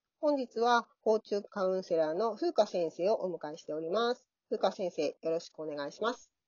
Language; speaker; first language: Japanese; native; Japanese